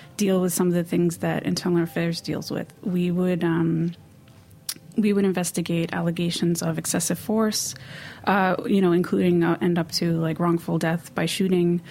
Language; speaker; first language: English; native; English